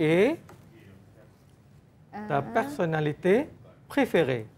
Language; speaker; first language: French; non-native, fluent; Malay